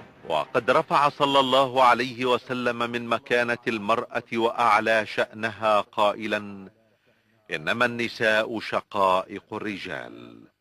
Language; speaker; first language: Arabic; native; Arabic